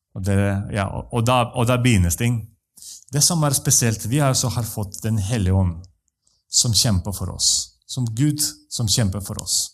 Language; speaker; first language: Norwegian; non-native, fluent; Russian